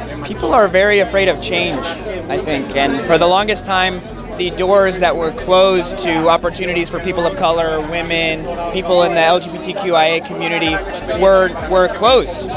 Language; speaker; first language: English; native; English